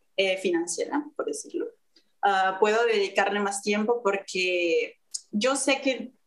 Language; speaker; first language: Spanish; native; Spanish